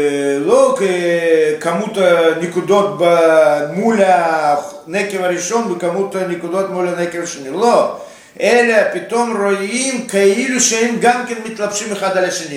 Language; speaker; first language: Hebrew; non-native, fluent; Russian